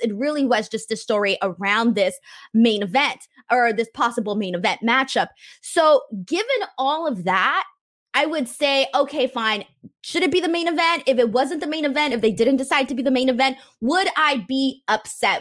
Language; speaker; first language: English; native; English